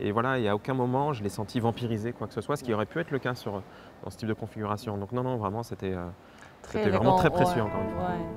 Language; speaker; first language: French; native; French